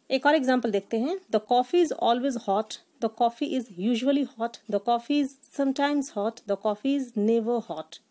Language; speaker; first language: Hindi; native; Hindi